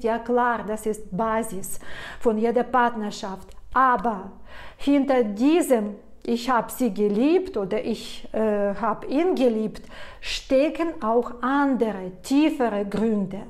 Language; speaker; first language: German; non-native, fluent; Russian